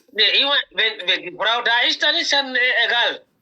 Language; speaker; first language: German; non-native, learner; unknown